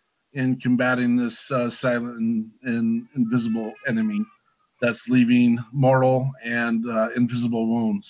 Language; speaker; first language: English; native; English